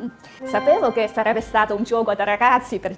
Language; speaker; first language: Italian; non-native, fluent; Chinese